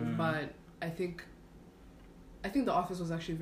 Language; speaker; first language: English; non-native, local second language; Kinyarwanda